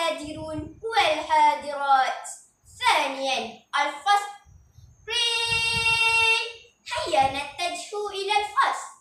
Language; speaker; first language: Arabic; non-native, learner; Malay